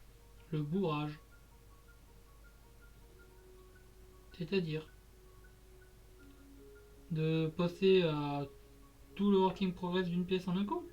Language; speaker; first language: French; native; French